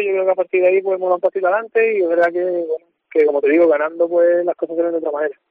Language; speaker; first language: Spanish; native; Spanish